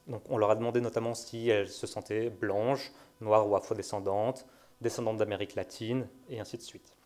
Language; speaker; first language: French; native; French